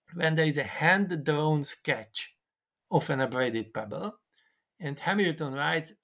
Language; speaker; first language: English; non-native, fluent; Hungarian